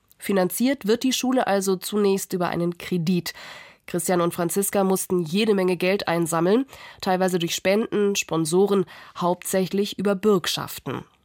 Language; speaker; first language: German; native; German